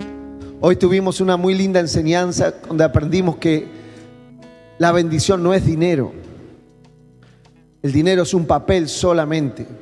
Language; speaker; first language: Spanish; native; Spanish